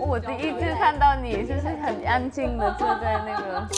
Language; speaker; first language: Chinese; non-native, fluent; Vietnamese